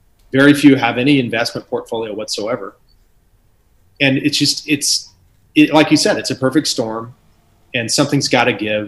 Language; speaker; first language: English; native; English